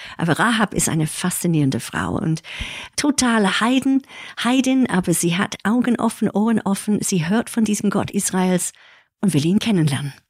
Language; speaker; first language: German; early bilingual, heritage; English